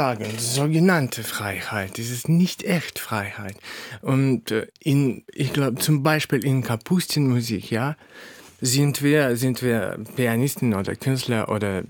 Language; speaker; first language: German; non-native, fluent; Russian